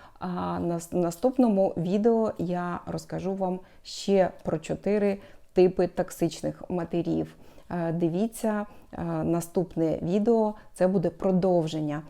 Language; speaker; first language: Ukrainian; non-native, local second language; Russian